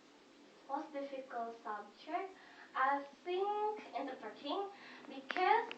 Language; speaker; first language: English; non-native, fluent; Indonesian